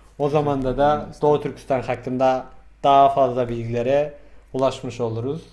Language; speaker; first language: Turkish; non-native, fluent; Mongolian